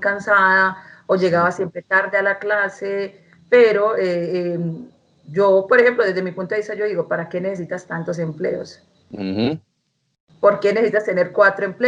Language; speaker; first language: Spanish; native; Spanish